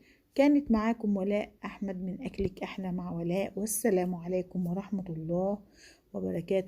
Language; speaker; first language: Arabic; native; Arabic